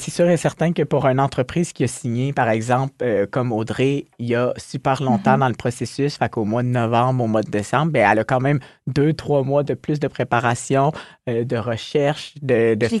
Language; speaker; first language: French; native; French